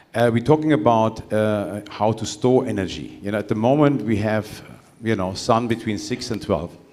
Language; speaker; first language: English; non-native, fluent; German